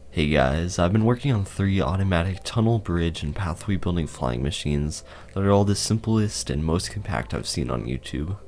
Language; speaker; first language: English; native; English